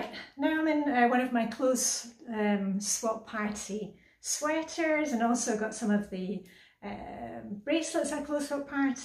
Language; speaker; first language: English; native; English